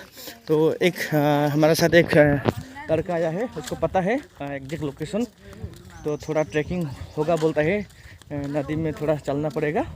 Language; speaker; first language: Hindi; non-native, local second language; Nepali